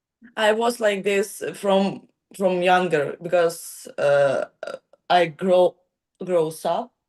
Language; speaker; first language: English; non-native, learner; Ukrainian